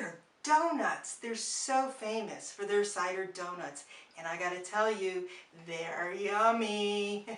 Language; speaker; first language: English; native; English